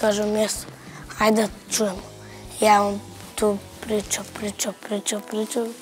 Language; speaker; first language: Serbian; non-native, local second language; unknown